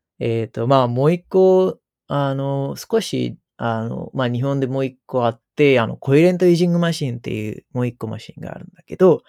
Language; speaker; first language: Japanese; non-native, fluent; Sinhala